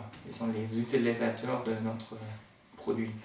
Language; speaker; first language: French; non-native, fluent; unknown